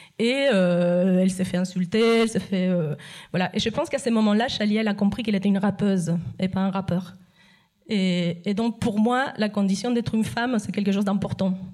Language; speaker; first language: French; non-native, fluent; Spanish